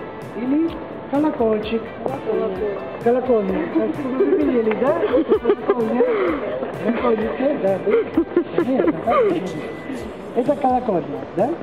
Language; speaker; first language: Russian; non-native, learner; Italian